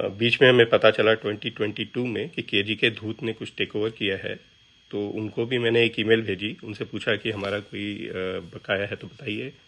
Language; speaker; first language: Hindi; native; Hindi